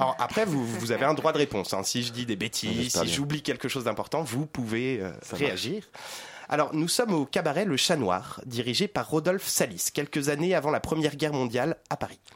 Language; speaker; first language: French; native; French